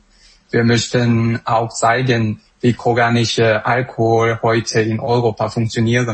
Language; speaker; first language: German; non-native, fluent; Korean